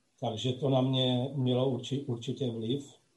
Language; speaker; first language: Czech; non-native, local second language; Slovak